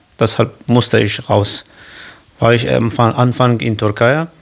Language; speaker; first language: German; non-native, learner; Kurdish